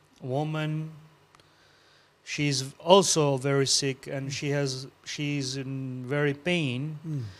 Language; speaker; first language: English; non-native, learner; Albanian